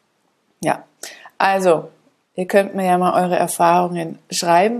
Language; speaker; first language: German; native; German